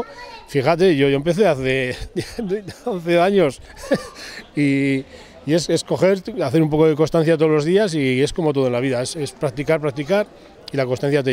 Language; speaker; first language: Spanish; native; Spanish